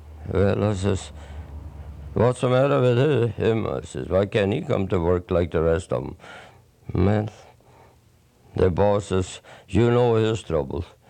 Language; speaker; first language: English; non-native, fluent; Swedish